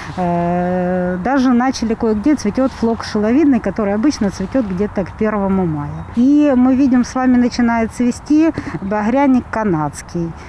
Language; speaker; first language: Russian; native; Russian